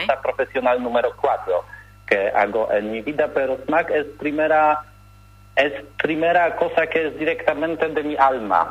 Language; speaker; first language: Spanish; non-native, learner; Polish